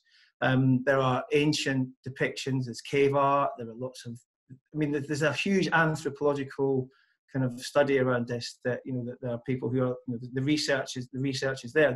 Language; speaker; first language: English; native; English